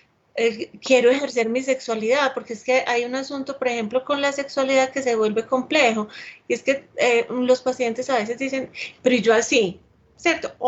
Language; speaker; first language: Spanish; native; Spanish